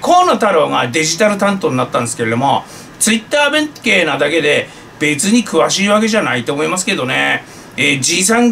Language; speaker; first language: Japanese; native; Japanese